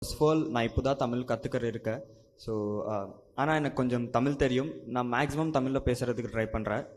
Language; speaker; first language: Tamil; non-native, learner; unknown